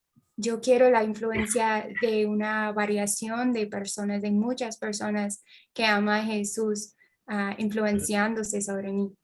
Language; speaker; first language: Spanish; non-native, fluent; English